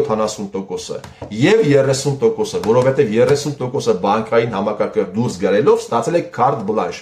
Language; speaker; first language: Armenian; native; Armenian